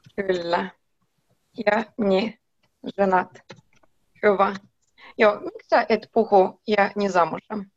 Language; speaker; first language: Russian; non-native, fluent; Finnish